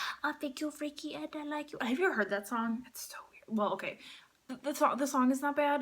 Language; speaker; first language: English; native; English